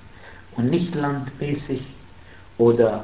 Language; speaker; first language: German; non-native, fluent; Arabic